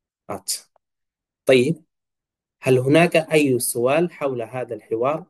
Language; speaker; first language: Arabic; non-native, fluent; Bangla